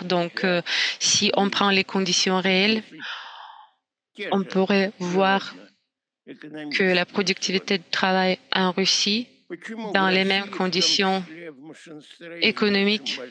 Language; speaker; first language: French; non-native, fluent; Russian